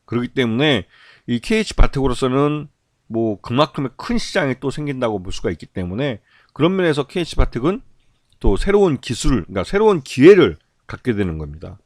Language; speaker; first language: Korean; native; Korean